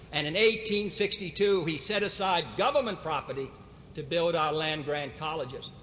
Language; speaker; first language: English; native; English